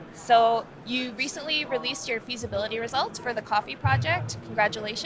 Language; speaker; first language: English; native; English